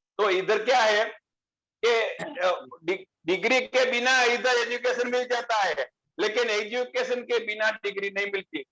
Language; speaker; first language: Hindi; non-native, local second language; Gujarati